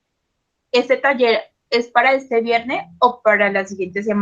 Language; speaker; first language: Spanish; native; Spanish